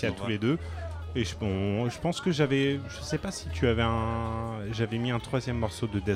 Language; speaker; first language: French; native; French